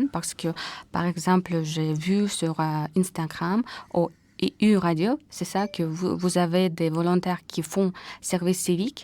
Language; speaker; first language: French; non-native, fluent; Russian